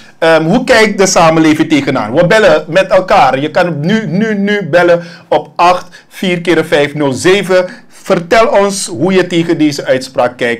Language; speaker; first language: Dutch; native; Dutch